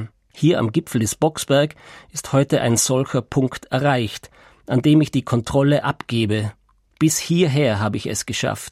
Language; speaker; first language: German; native; German